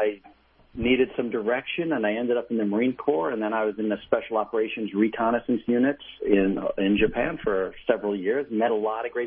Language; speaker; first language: English; native; English